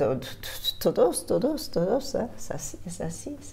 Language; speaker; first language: Spanish; non-native, fluent; French